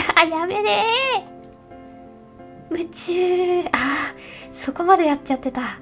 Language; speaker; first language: Japanese; native; Japanese